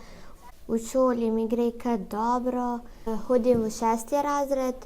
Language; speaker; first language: Slovenian; early bilingual, other home language; Albanian